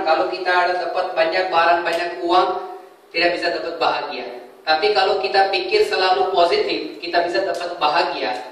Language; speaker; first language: Indonesian; non-native, fluent; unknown